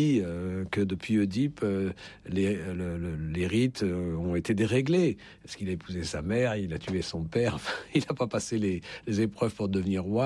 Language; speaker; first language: French; native; French